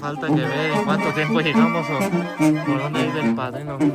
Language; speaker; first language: Spanish; native; Spanish